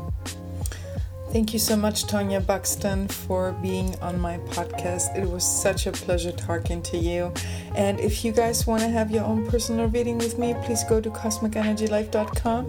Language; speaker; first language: English; non-native, fluent; German